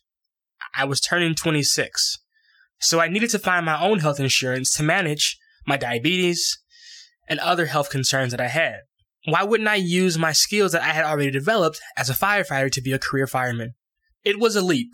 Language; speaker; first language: English; native; English